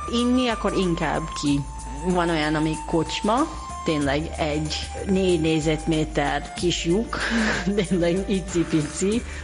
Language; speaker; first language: Hungarian; non-native, learner; Japanese